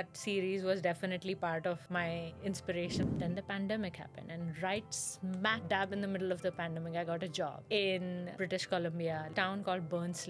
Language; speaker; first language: English; non-native, local second language; Marathi